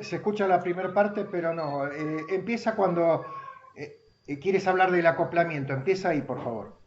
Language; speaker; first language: Spanish; native; Spanish